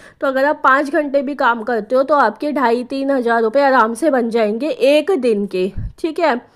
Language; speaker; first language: Hindi; native; Hindi